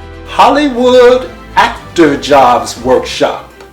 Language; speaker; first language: English; native; English